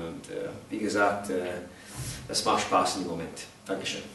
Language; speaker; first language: German; non-native, fluent; English